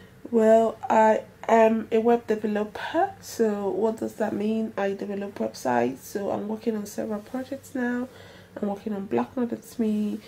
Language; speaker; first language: English; non-native, local second language; Igbo